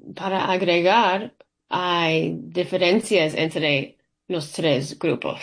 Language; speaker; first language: Spanish; early bilingual, heritage; English